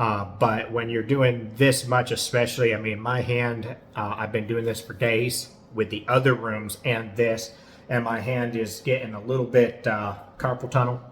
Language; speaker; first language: English; native; English